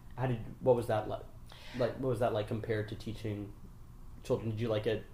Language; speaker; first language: English; native; English